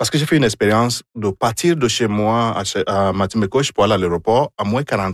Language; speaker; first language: French; non-native, fluent; Igbo